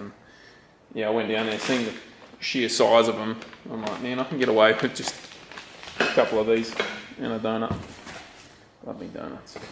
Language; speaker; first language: English; native; English